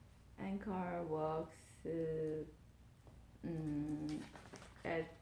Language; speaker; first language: English; non-native, learner; Korean